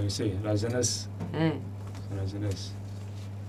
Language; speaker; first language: French; non-native, learner; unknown